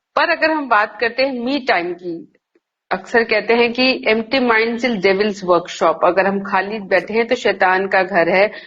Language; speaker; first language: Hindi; native; Hindi